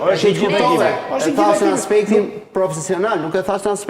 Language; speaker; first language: Albanian; native; Albanian